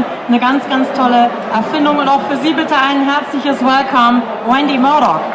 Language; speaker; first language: German; native; German